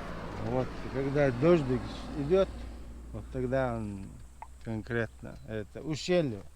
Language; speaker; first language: Russian; non-native, local second language; Chechen